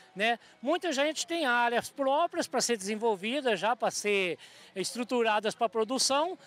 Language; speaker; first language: Portuguese; native; Portuguese